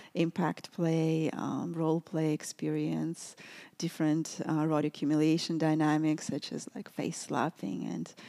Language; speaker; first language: English; non-native, fluent; Russian